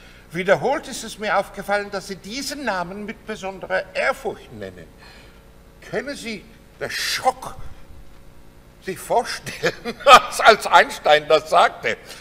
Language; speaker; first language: German; non-native, fluent; Turkish